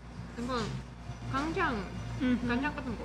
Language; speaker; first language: Korean; non-native, fluent; Russian